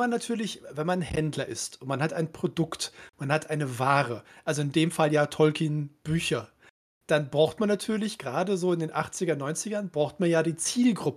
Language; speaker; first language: German; native; German